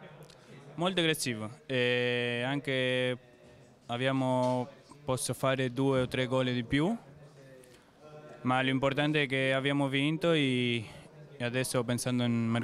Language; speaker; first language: Italian; non-native, learner; Spanish